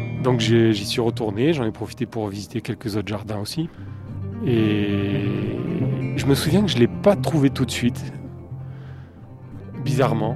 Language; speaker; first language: French; native; French